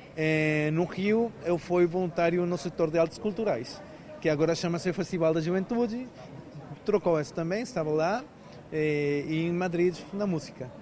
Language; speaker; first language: Portuguese; non-native, fluent; Spanish